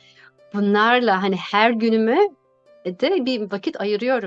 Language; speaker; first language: Turkish; native; Turkish